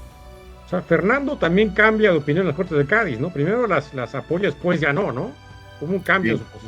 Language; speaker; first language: Spanish; native; Spanish